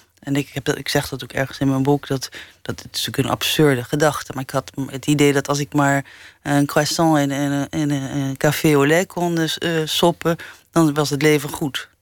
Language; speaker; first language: Dutch; early bilingual, other home language; English